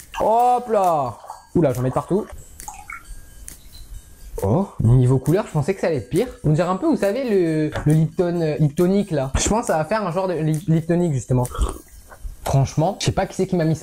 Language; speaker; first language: French; native; French